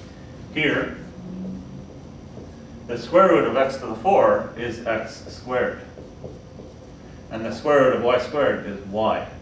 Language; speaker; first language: English; native; English